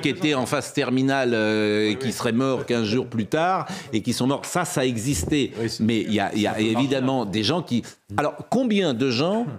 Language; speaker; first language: French; native; French